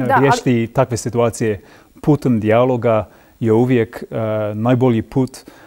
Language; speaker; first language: Croatian; non-native, fluent; English